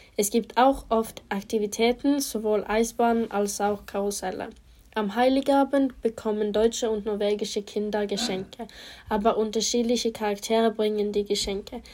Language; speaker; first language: German; non-native, learner; Polish